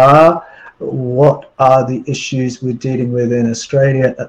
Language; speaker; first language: English; native; English